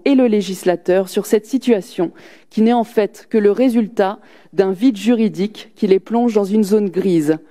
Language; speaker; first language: French; native; French